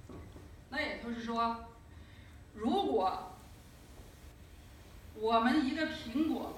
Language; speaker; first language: Chinese; native; Chinese